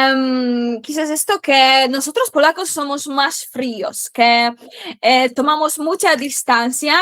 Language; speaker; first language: Spanish; non-native, fluent; Polish